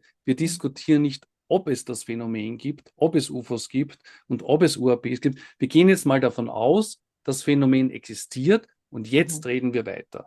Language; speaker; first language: German; native; German